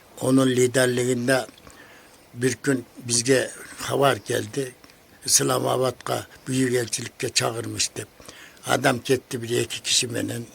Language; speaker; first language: Turkish; non-native, learner; Kyrgyz